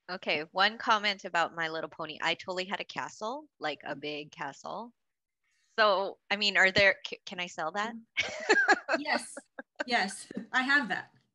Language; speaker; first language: English; native; English